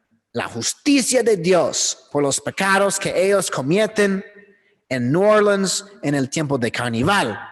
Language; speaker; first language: Spanish; non-native, learner; English